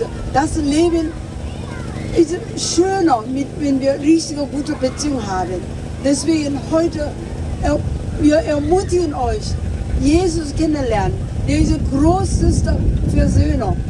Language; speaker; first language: German; non-native, fluent; Korean